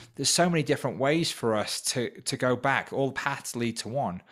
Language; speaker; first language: English; native; English